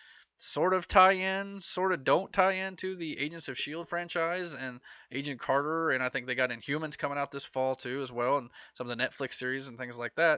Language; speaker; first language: English; native; English